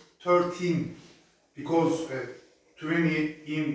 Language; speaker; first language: English; non-native, learner; Turkish